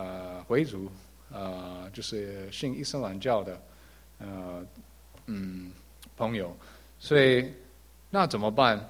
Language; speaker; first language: Chinese; early bilingual, heritage; English